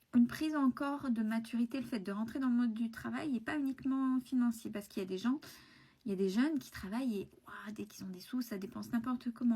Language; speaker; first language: French; native; French